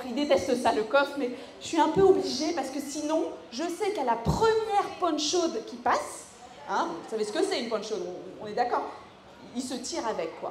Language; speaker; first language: French; native; French